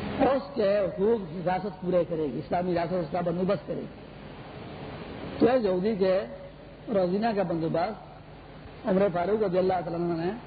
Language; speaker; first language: Urdu; non-native, local second language; Pashto